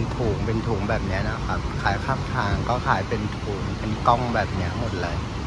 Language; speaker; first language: Thai; non-native, fluent; Vietnamese